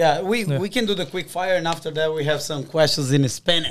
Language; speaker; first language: English; non-native, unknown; Portuguese